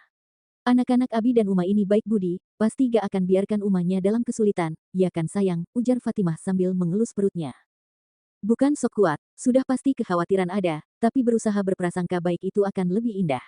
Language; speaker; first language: Indonesian; native; Indonesian